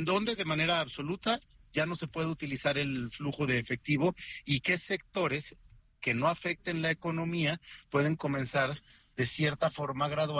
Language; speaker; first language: Spanish; native; Spanish